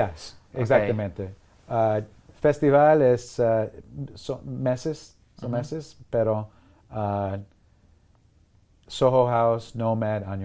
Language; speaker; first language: Spanish; early bilingual, heritage; Spanish